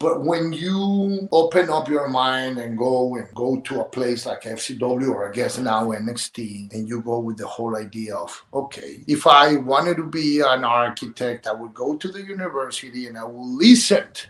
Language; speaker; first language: English; non-native, fluent; Spanish